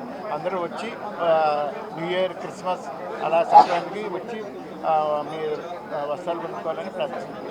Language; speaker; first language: Telugu; native; Telugu